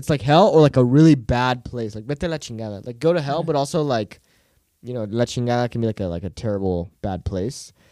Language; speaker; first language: English; native; English